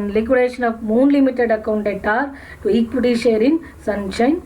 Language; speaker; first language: English; non-native, local second language; Kannada